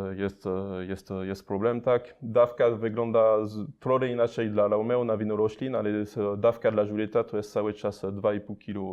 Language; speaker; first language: Polish; non-native, learner; French